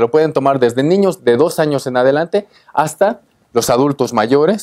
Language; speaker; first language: Spanish; native; Spanish